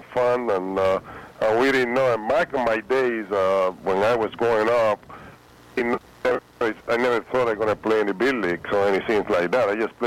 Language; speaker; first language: English; non-native, fluent; Spanish